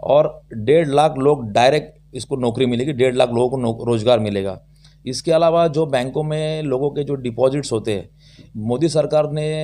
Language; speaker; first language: Hindi; non-native, local second language; Telugu